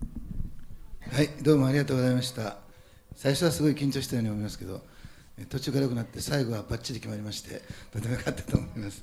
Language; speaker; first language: Japanese; native; Japanese